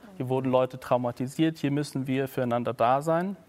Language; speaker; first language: German; native; German